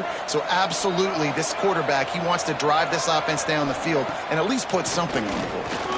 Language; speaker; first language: English; native; English